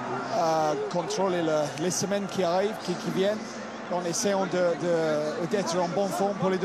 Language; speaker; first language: French; non-native, fluent; English